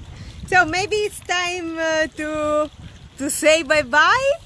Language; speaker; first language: English; non-native, learner; Italian